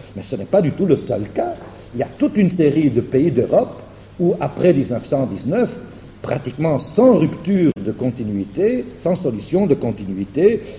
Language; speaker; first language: French; non-native, fluent; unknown